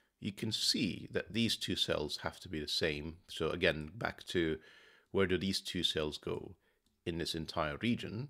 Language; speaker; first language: English; native; English